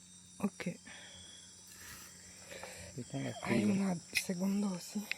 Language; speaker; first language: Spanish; non-native, learner; French